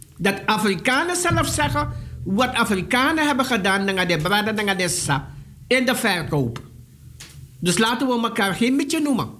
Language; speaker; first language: Dutch; native; Dutch